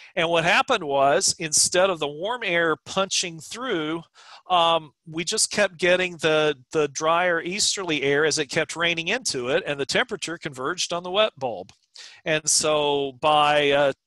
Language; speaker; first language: English; native; English